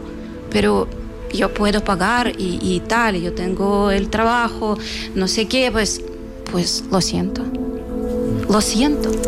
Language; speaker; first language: Spanish; non-native, fluent; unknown